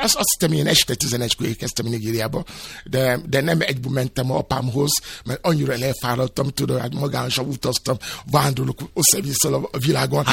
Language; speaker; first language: Hungarian; non-native, fluent; Yoruba